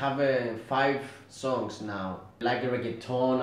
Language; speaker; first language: English; non-native, learner; Greek